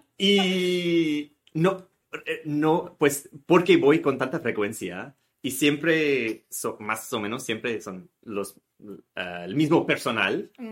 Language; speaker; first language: Spanish; non-native, fluent; English